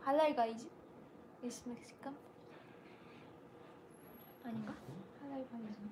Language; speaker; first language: English; non-native, learner; Korean